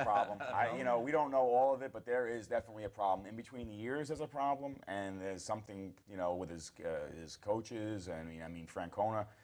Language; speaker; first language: English; native; English